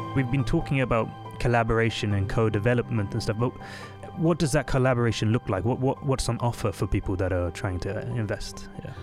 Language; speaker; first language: English; native; English